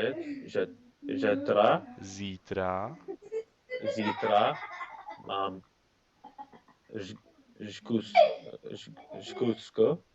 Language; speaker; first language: Czech; non-native, learner; English